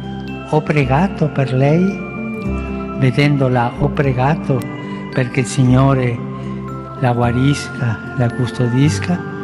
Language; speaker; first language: Italian; non-native, fluent; Spanish